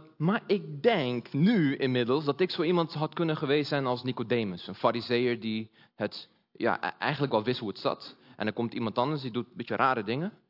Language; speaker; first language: Dutch; early bilingual, other home language; Portuguese